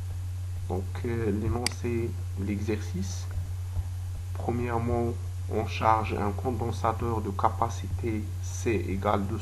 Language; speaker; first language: French; non-native, local second language; Arabic